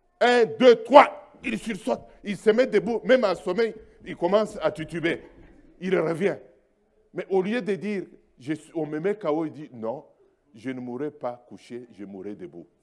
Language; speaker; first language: French; non-native, local second language; Luba-Lulua